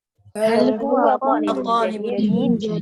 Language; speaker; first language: Arabic; non-native, learner; Indonesian